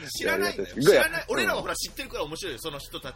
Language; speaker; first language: Japanese; native; Japanese